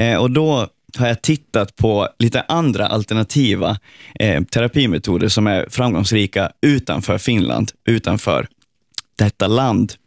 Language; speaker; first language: Swedish; native; Swedish